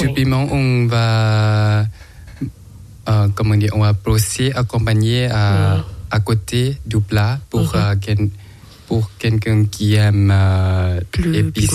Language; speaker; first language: French; non-native, learner; Thai